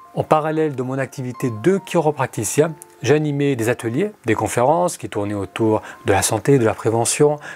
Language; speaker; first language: French; early bilingual, other home language; Arabic